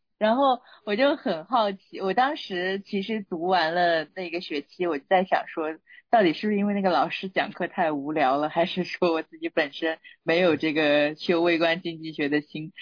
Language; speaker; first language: Chinese; native; Chinese